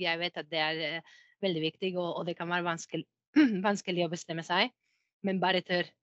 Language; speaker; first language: Norwegian; non-native, fluent; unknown